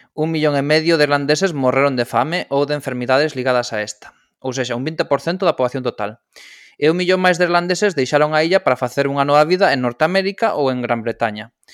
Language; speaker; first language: Galician; non-native, local second language; Spanish